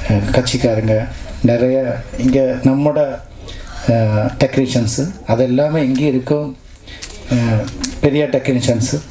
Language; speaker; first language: Tamil; non-native, local second language; Malayalam